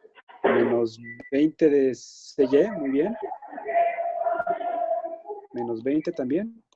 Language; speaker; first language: Spanish; native; Spanish